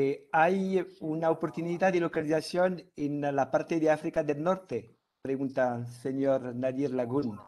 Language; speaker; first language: Spanish; non-native, fluent; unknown